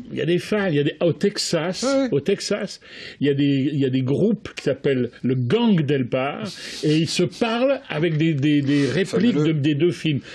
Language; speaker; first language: French; native; French